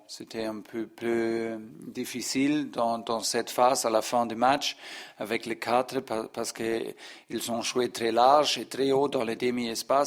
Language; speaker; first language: French; non-native, learner; German